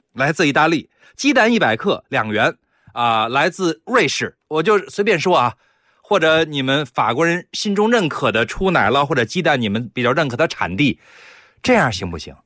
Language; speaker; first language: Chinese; native; Chinese